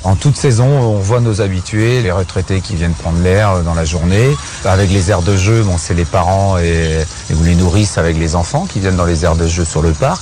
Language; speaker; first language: French; native; French